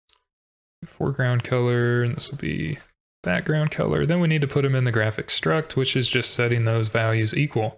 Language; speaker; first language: English; native; English